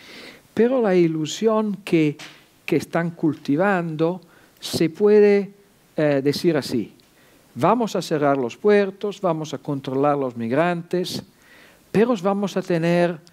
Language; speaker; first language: Spanish; non-native, fluent; Italian